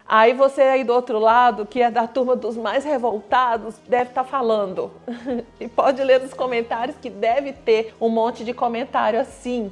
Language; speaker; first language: Portuguese; native; Portuguese